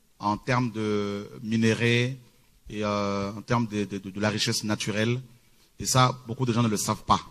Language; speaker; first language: French; early bilingual, other home language; Lingala